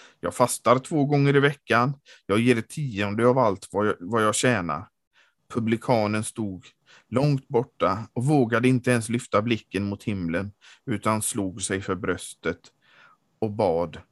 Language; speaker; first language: Swedish; native; Swedish